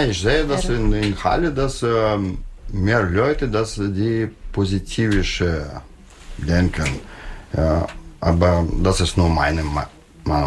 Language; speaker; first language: German; non-native, learner; Russian